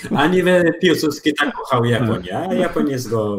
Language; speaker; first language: Polish; early bilingual, other home language; Japanese